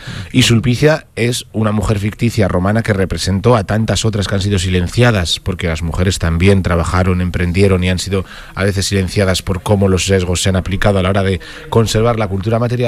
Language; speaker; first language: Spanish; native; Spanish